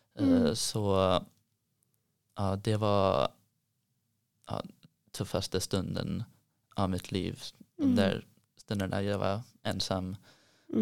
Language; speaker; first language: Swedish; early bilingual, heritage; Swedish